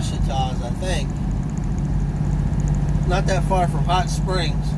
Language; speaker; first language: English; native; English